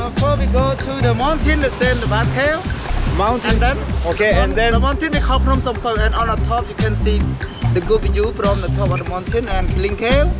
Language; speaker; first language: English; non-native, learner; Khmer